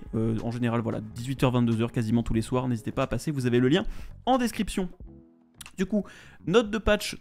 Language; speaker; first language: French; native; French